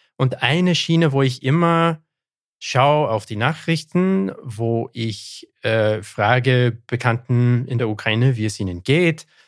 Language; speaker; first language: German; non-native, fluent; English